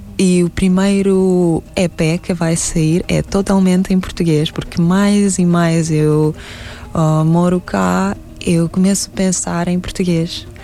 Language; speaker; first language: Portuguese; non-native, fluent; Russian